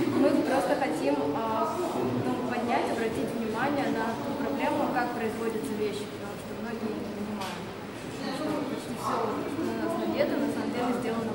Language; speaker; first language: Russian; native; Russian